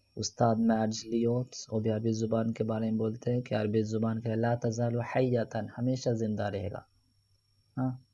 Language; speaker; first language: Urdu; non-native, local second language; Malayalam